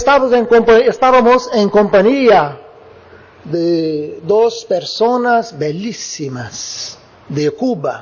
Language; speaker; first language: Spanish; non-native, learner; Portuguese